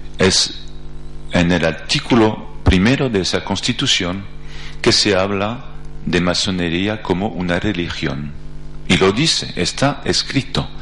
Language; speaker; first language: Spanish; non-native, fluent; French